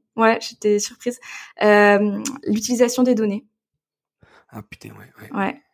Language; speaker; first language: French; native; French